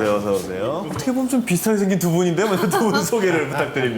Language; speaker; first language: Korean; native; Korean